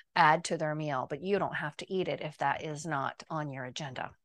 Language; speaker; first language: English; early bilingual, other home language; Italian